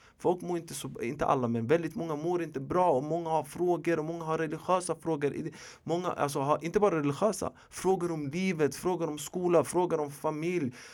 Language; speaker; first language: Swedish; early bilingual, other home language; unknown